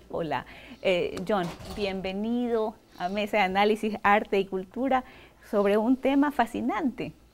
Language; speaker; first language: Spanish; native; Spanish